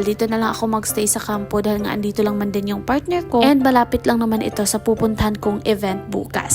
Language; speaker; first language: Filipino; non-native, local second language; Cebuano